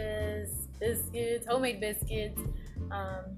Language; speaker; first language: English; native; English